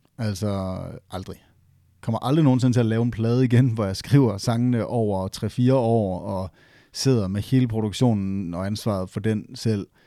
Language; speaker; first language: Danish; native; Danish